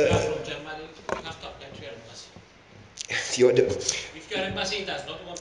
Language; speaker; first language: English; non-native, local second language; Greek